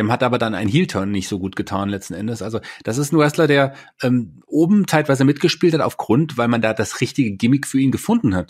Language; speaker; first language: German; native; German